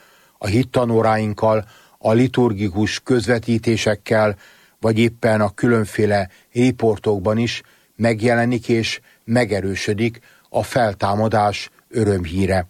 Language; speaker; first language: Hungarian; native; Hungarian